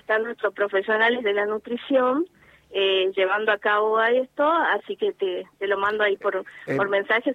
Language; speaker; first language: Spanish; native; Spanish